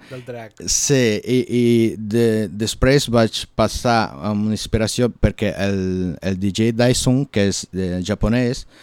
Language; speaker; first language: Catalan; non-native, learner; Portuguese